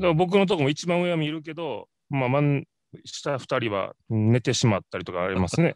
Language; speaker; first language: Japanese; native; Japanese